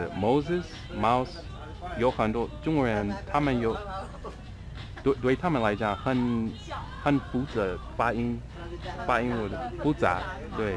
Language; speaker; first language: Chinese; non-native, fluent; English